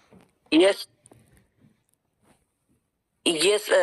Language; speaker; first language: English; non-native, learner; Urdu